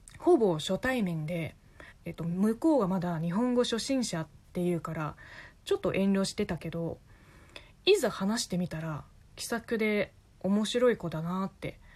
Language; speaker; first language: Japanese; non-native, fluent; Chinese